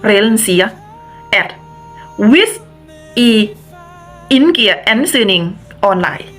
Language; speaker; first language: Danish; non-native, fluent; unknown